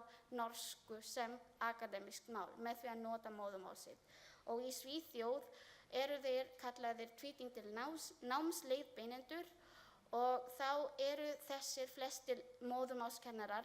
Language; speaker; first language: Icelandic; non-native, learner; Filipino